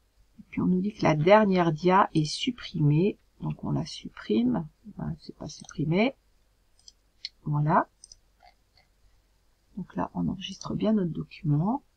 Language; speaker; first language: French; native; French